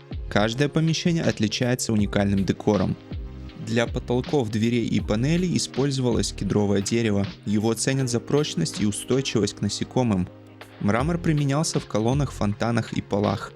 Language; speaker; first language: Russian; native; Russian